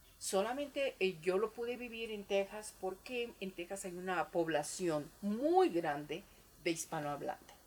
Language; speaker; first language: Spanish; native; Spanish